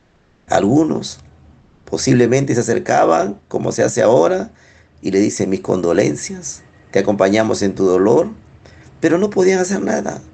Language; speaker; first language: Spanish; native; Spanish